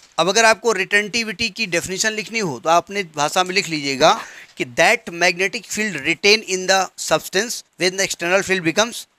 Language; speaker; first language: Hindi; native; Hindi